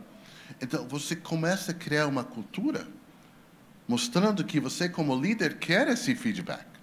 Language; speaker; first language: Portuguese; non-native, fluent; English